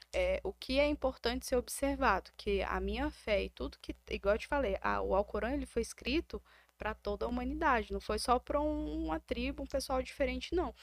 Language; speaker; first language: Portuguese; native; Portuguese